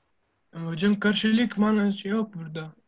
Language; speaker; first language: Turkish; non-native, learner; Arabic